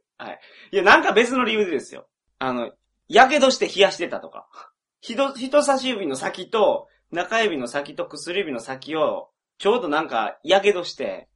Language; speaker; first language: Japanese; native; Japanese